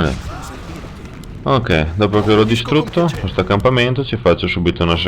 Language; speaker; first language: Italian; native; Italian